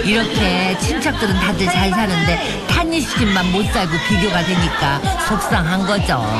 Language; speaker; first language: Korean; native; Korean